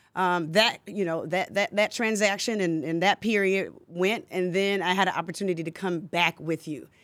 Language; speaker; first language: English; native; English